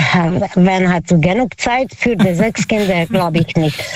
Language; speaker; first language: German; non-native, learner; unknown